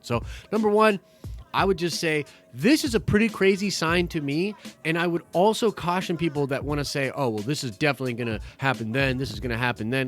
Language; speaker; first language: English; native; English